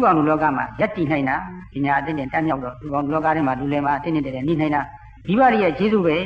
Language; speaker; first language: Burmese; native; Burmese